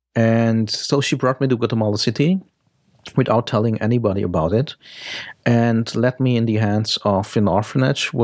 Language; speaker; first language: English; early bilingual, heritage; German